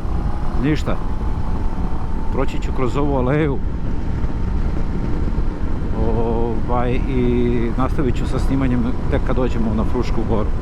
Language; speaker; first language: Serbian; native; Serbian